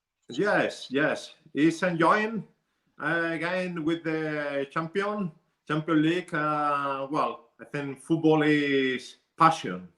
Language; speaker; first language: English; non-native, learner; Spanish